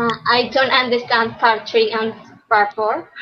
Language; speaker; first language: English; non-native, learner; Spanish